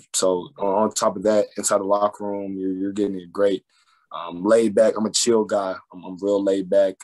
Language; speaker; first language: English; native; English